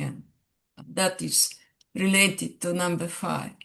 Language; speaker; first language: English; non-native, fluent; Serbian